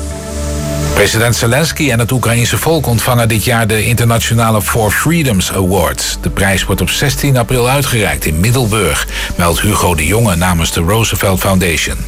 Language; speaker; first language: Dutch; native; Dutch